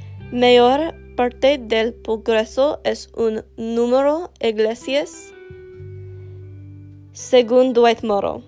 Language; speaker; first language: Spanish; non-native, learner; English